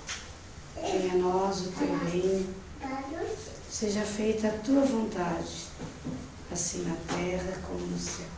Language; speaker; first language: Portuguese; native; Portuguese